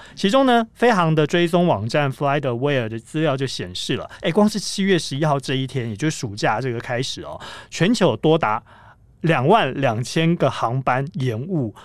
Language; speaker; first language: Chinese; native; Chinese